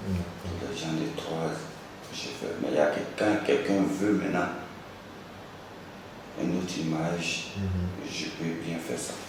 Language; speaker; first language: French; non-native, local second language; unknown